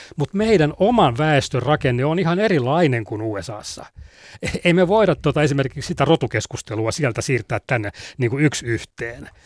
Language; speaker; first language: Finnish; native; Finnish